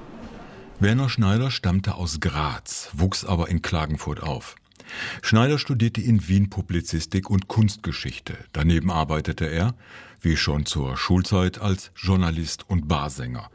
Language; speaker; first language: German; native; German